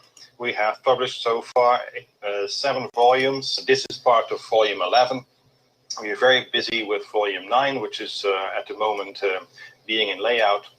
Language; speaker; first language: English; non-native, fluent; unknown